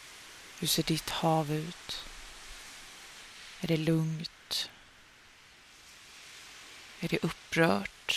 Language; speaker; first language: Swedish; native; Swedish